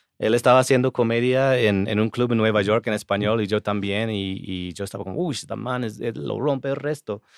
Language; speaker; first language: Spanish; non-native, fluent; English